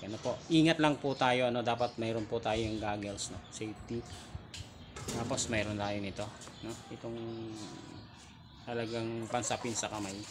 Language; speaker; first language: Filipino; native; Filipino